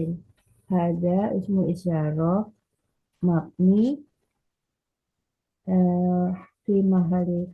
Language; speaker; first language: Arabic; non-native, learner; Indonesian